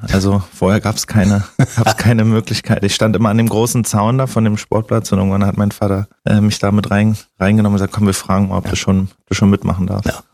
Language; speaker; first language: German; native; German